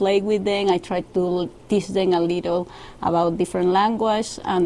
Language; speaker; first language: English; non-native, fluent; Spanish